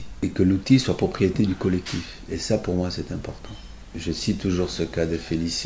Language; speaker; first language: French; native; French